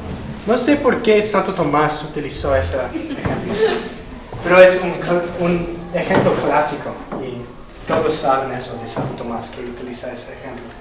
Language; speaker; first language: Spanish; non-native, fluent; English